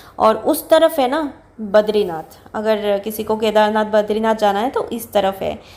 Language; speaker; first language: Hindi; non-native, local second language; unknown